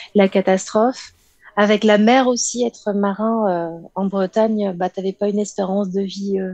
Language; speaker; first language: French; native; French